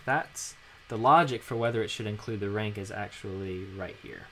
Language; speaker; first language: English; native; English